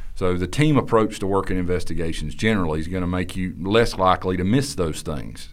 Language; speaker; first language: English; native; English